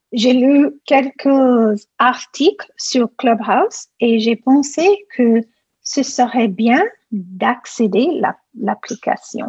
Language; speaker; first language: French; non-native, learner; English